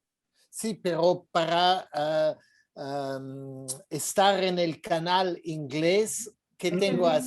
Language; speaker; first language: Spanish; non-native, fluent; French